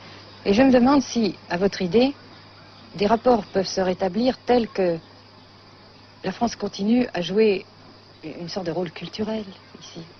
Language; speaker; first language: French; native; French